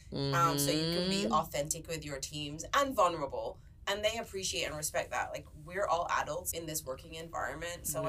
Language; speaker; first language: English; native; English